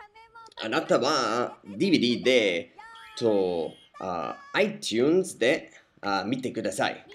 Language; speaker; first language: Japanese; non-native, learner; English